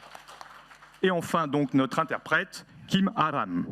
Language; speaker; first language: French; native; French